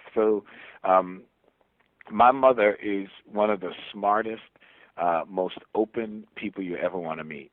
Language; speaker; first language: English; native; English